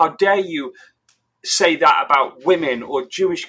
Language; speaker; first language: English; native; English